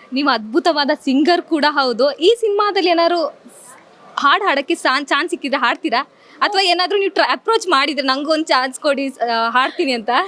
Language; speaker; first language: Kannada; native; Kannada